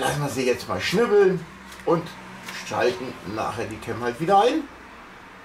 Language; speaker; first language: German; native; German